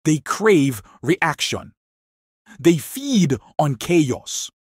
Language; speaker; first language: English; non-native, local second language; Filipino